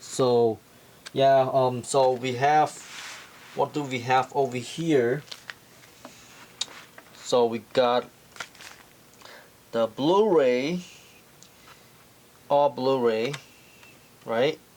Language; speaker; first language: English; non-native, fluent; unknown